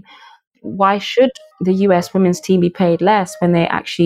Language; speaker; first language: English; native; English